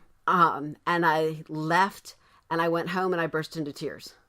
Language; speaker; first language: English; native; English